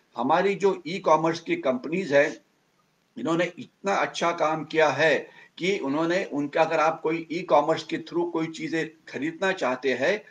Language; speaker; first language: Hindi; non-native, local second language; Marathi